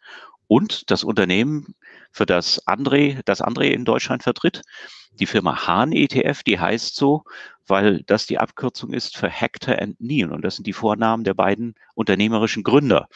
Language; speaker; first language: German; native; German